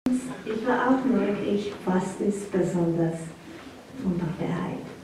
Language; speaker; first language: German; non-native, learner; Korean